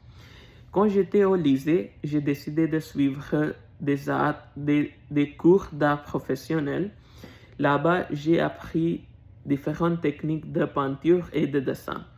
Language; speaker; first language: French; non-native, learner; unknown